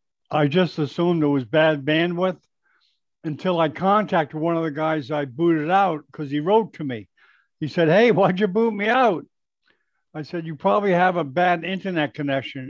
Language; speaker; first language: English; native; English